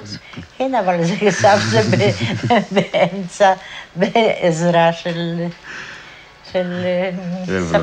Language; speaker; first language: Hebrew; non-native, fluent; Polish